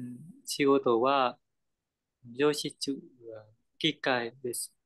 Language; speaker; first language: Japanese; non-native, learner; Vietnamese